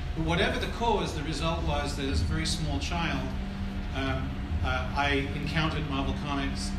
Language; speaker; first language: English; native; English